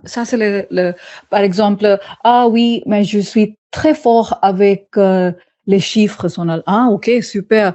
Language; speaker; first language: French; non-native, fluent; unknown